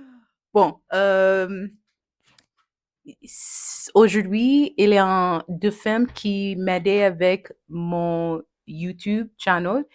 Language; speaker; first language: French; non-native, learner; English